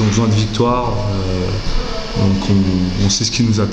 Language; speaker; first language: French; native; French